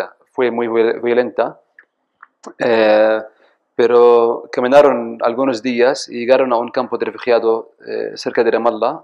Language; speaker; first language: Spanish; non-native, fluent; Arabic